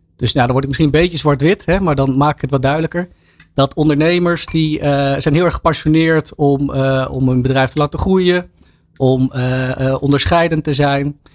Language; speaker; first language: Dutch; native; Dutch